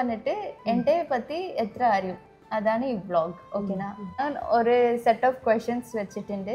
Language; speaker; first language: Malayalam; non-native, learner; Kannada